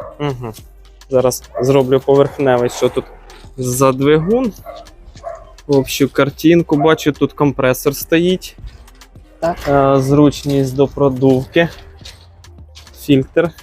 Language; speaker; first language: Ukrainian; native; Ukrainian